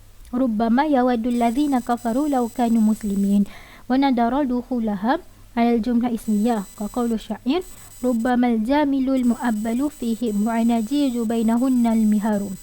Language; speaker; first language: Arabic; non-native, learner; Malay